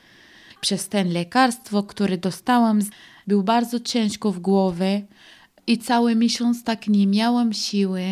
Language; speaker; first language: Polish; non-native, learner; Arabic